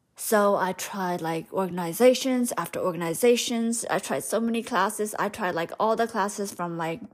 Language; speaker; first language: English; early bilingual, other home language; Hmong